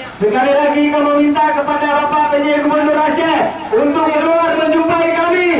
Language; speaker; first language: Malay; non-native, local second language; Achinese